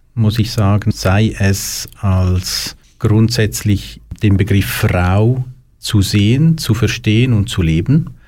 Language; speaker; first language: German; native; German